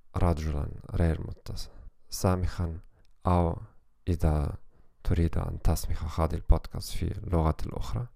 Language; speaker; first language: Arabic; non-native, learner; German